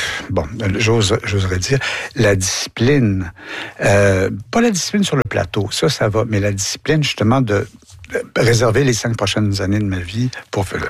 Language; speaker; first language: French; native; French